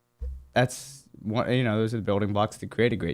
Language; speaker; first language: English; native; English